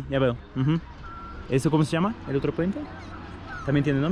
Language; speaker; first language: Spanish; non-native, fluent; Russian